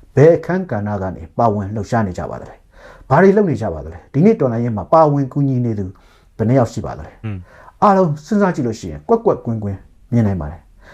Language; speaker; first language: Burmese; native; Burmese